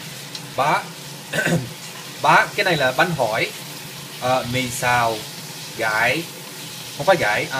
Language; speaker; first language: Vietnamese; early bilingual, heritage; Vietnamese